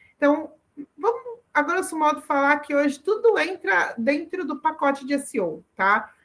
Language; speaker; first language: Portuguese; early bilingual, other home language; Arabic